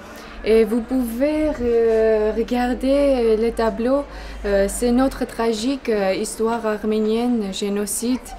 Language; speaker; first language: French; non-native, learner; Armenian